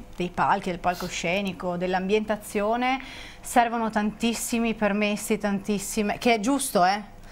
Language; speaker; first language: Italian; native; Italian